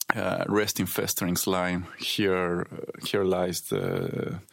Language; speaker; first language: English; non-native, fluent; Spanish